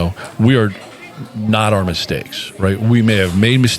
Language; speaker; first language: English; native; English